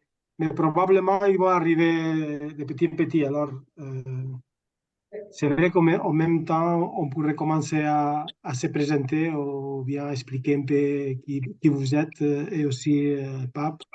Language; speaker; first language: French; non-native, fluent; Catalan